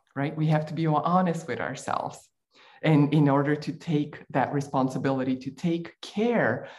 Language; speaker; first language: English; non-native, fluent; Bulgarian